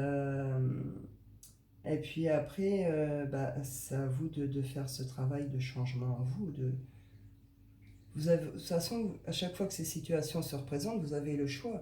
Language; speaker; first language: French; native; French